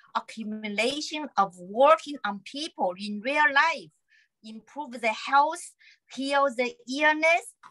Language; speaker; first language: English; non-native, fluent; Chinese